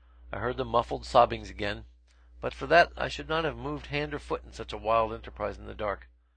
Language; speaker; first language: English; native; English